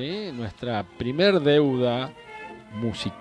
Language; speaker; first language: Spanish; native; Spanish